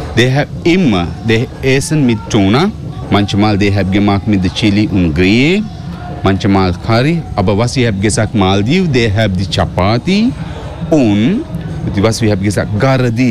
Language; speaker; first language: German; non-native, learner; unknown